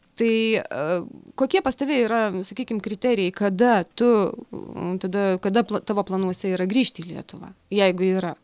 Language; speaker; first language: Lithuanian; native; Lithuanian